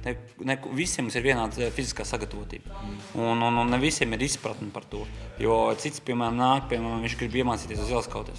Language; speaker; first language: Latvian; native; Latvian